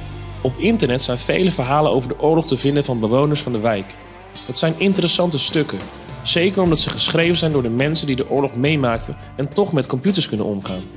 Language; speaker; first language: Dutch; native; Dutch